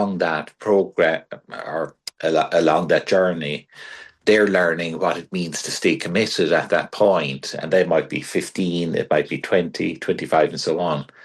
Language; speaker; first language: English; native; English